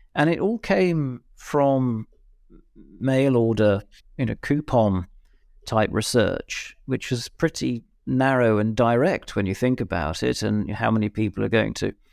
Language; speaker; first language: English; native; English